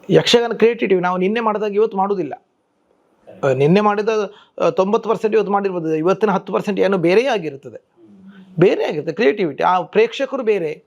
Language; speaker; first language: Kannada; non-native, local second language; Tulu